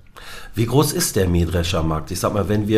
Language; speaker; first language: German; native; German